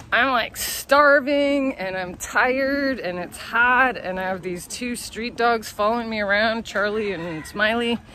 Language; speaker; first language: English; native; English